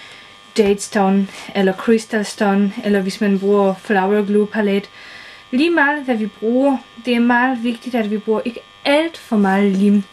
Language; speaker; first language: Danish; non-native, fluent; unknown